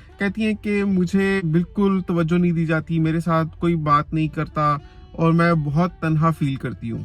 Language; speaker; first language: Urdu; native; Urdu